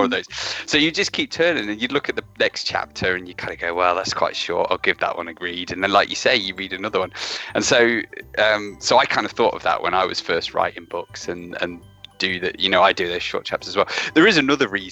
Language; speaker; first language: English; native; English